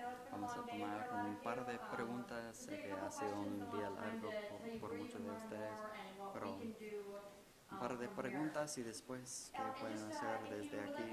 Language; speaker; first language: Spanish; non-native, fluent; English